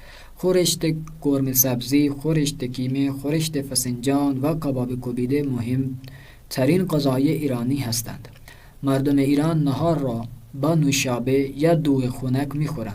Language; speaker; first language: Persian; non-native, fluent; Urdu